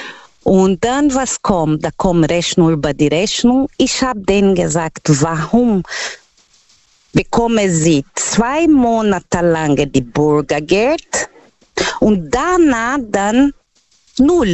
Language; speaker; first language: German; non-native, learner; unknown